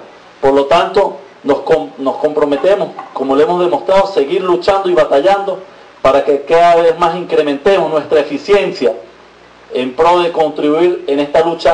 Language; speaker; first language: Spanish; native; Spanish